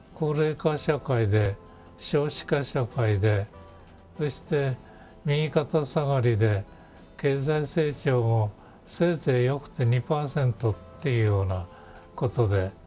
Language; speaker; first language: Japanese; native; Japanese